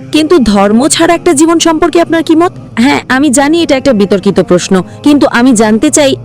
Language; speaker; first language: Bangla; non-native, fluent; Italian